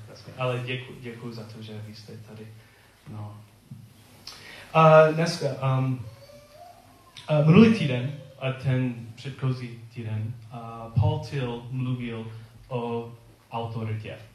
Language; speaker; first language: Czech; non-native, learner; English